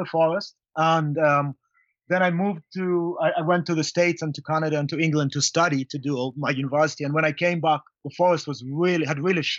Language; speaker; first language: English; non-native, local second language; Luyia